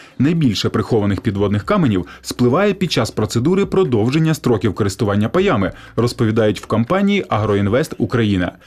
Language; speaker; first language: Ukrainian; native; Ukrainian